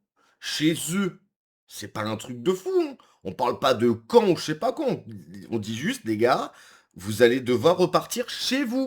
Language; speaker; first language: French; native; French